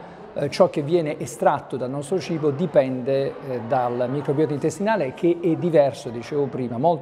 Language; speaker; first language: Italian; native; Italian